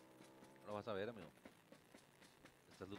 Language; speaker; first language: Spanish; native; Spanish